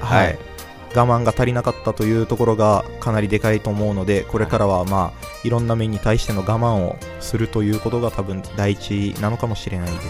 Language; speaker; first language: Japanese; early bilingual, other home language; Portuguese